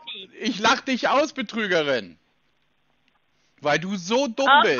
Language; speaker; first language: German; native; German